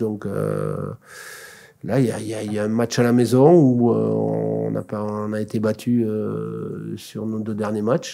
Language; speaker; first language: French; native; French